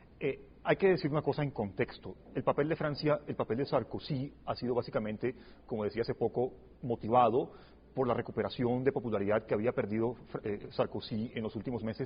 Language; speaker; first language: Spanish; native; Spanish